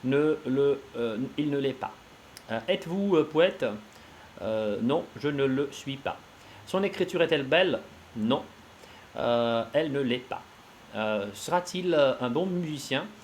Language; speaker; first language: French; non-native, fluent; Russian